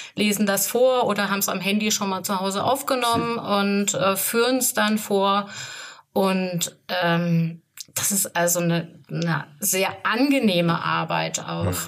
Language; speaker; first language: German; native; German